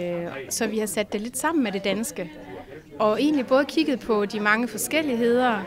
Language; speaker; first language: Danish; native; Danish